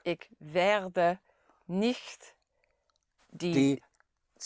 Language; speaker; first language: German; non-native, learner; English